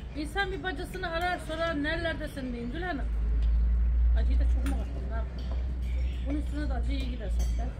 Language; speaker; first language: Turkish; native; Turkish